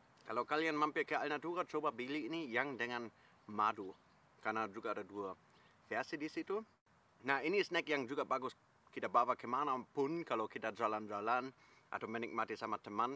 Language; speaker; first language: Indonesian; non-native, fluent; German